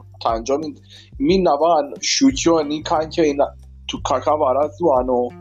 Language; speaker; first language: Japanese; non-native, fluent; Persian